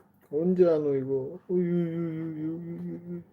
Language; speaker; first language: Korean; native; Korean